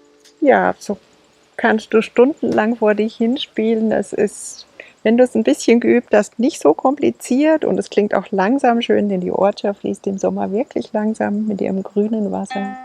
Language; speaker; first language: German; native; German